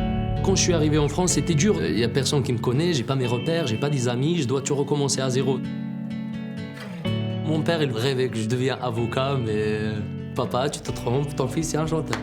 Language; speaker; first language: French; non-native, local second language; Arabic